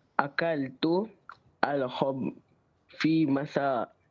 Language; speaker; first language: Arabic; non-native, fluent; Malay